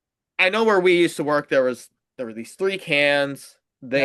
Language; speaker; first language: English; native; English